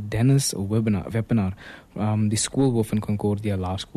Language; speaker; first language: English; non-native, local second language; Afrikaans